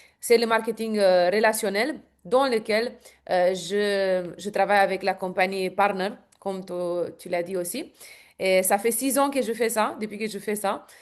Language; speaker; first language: French; non-native, fluent; Romanian